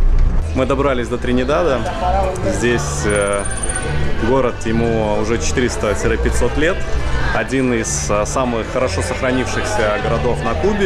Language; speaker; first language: Russian; native; Russian